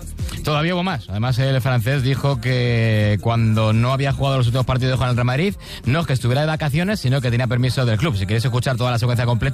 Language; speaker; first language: Spanish; native; Spanish